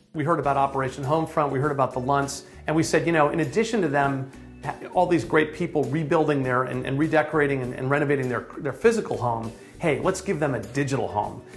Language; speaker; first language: English; native; English